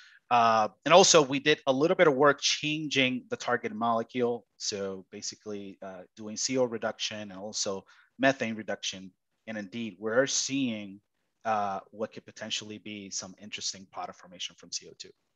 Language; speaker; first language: English; non-native, local second language; Spanish